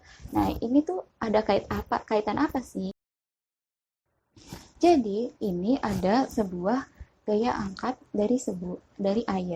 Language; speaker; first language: Indonesian; native; Indonesian